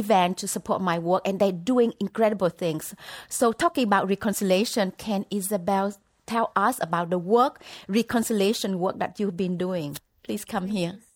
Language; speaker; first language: English; non-native, fluent; Vietnamese